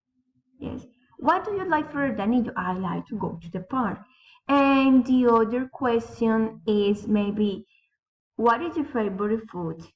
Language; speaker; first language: English; non-native, learner; Spanish